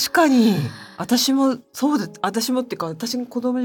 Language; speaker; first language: Japanese; native; Japanese